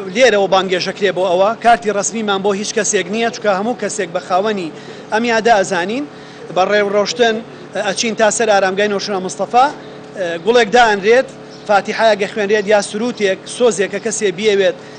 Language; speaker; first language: Central Kurdish; native; Central Kurdish